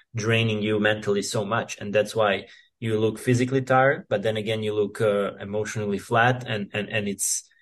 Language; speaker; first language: English; non-native, fluent; Serbian